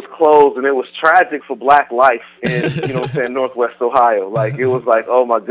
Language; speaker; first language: English; native; English